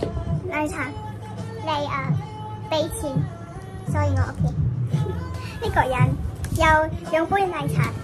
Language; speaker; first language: Cantonese; non-native, local second language; Chinese